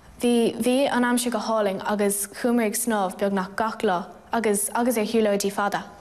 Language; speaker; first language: Irish; non-native, local second language; English